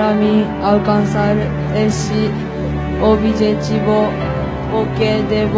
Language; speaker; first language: Portuguese; non-native, learner; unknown